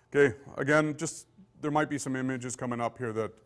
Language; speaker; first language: English; native; English